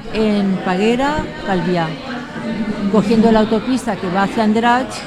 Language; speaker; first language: Spanish; non-native, fluent; German